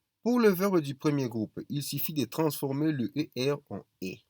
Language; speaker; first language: French; non-native, fluent; Spanish